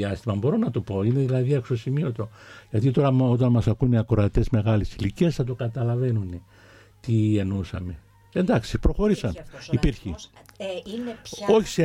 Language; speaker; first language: Greek; non-native, local second language; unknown